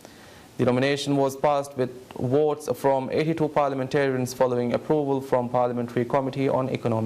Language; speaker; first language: English; non-native, local second language; Divehi